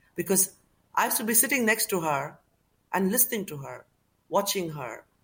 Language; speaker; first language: English; non-native, local second language; Urdu